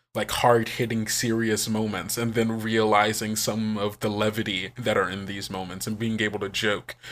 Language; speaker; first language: English; native; English